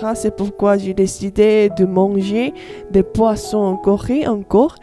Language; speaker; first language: French; non-native, learner; Korean